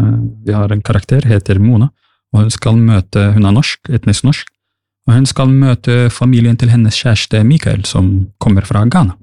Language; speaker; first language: Norwegian; early bilingual, other home language; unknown